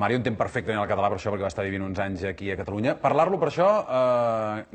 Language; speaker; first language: Catalan; native; Catalan